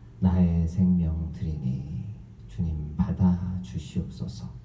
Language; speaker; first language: Korean; native; Korean